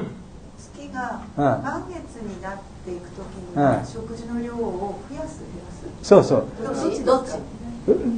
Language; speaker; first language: Japanese; native; Japanese